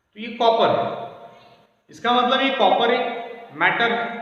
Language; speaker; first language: Hindi; non-native, local second language; Marathi